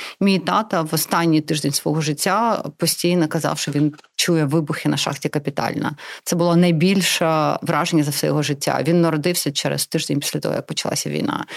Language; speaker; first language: Ukrainian; non-native, local second language; Russian